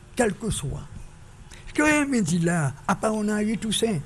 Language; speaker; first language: French; native; French